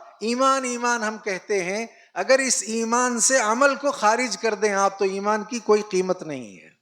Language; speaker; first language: Urdu; native; Urdu